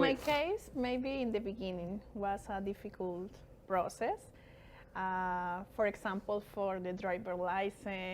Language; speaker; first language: English; non-native, fluent; Spanish